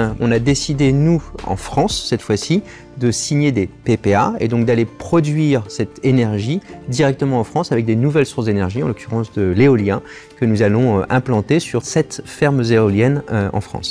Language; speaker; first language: French; native; French